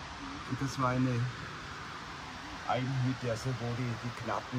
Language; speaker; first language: German; native; German